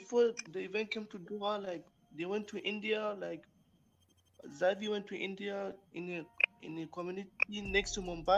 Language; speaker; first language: English; non-native, local second language; Hausa